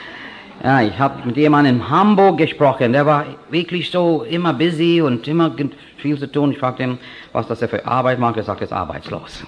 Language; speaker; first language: German; non-native, fluent; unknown